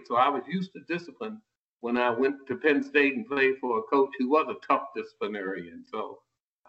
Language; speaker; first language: English; native; English